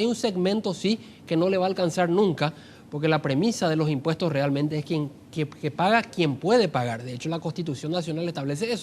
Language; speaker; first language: Spanish; native; Spanish